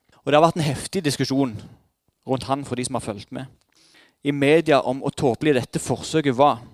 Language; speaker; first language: Norwegian; native; Norwegian